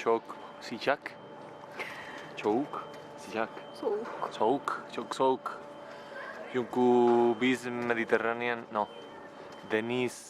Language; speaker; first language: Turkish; non-native, learner; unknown